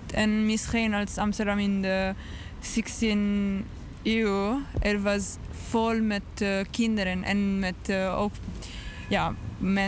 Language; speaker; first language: Dutch; non-native, learner; English